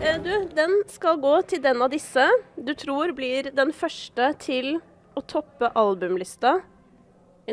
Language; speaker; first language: Norwegian; native; Norwegian